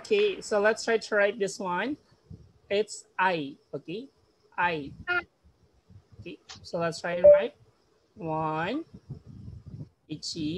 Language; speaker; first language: English; non-native, fluent; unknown